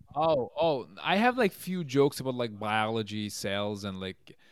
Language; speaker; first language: English; non-native, local second language; Bangla